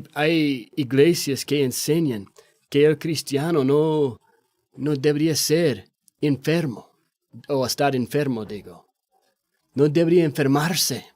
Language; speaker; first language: Spanish; non-native, fluent; English